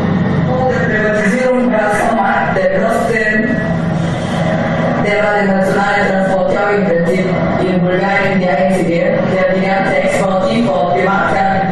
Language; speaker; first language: German; non-native, fluent; Bulgarian